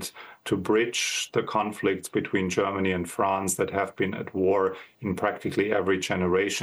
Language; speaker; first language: English; non-native, fluent; German